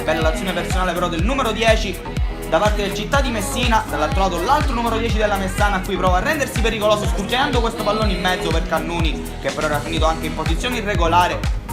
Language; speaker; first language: Italian; native; Italian